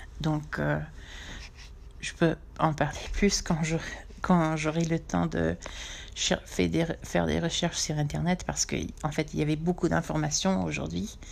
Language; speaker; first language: French; non-native, fluent; English